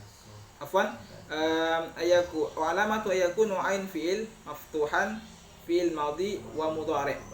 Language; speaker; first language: Arabic; non-native, learner; Indonesian